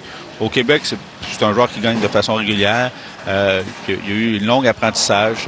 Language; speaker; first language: French; native; French